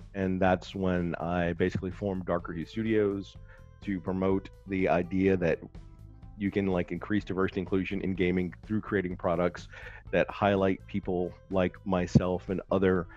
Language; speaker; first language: English; native; English